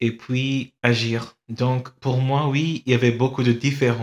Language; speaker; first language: French; non-native, fluent; English